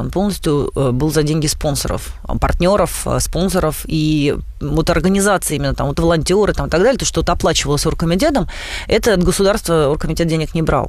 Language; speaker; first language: Russian; native; Russian